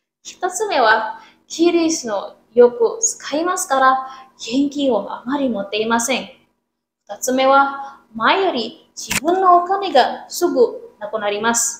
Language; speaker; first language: Japanese; non-native, learner; Indonesian